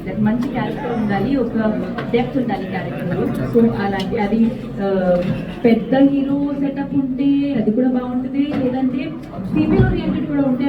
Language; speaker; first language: Telugu; non-native, fluent; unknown